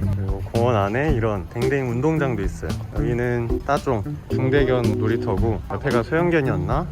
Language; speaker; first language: Korean; native; Korean